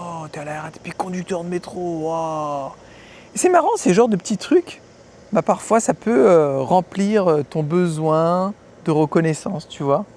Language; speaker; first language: French; native; French